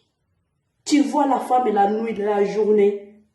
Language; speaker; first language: French; non-native, learner; Portuguese